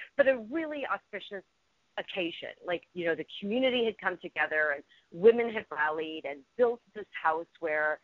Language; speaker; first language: English; native; English